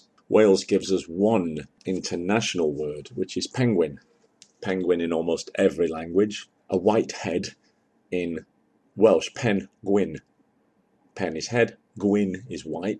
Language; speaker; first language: English; native; English